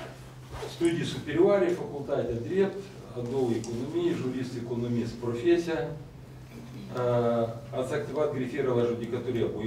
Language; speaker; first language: Romanian; non-native, local second language; Russian